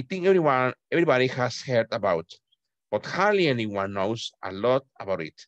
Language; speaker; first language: English; non-native, fluent; Spanish